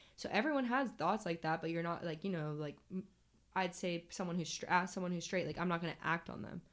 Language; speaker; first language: English; native; English